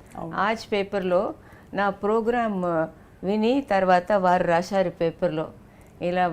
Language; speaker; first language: Telugu; non-native, fluent; Tamil